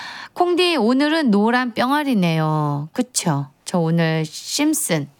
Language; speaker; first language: Korean; native; Korean